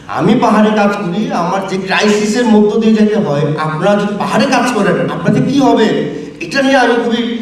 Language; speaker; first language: Bangla; non-native, local second language; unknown